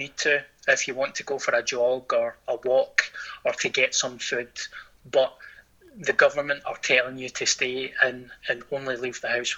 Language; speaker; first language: English; native; English